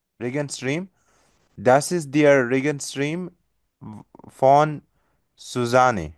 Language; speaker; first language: German; non-native, learner; Bangla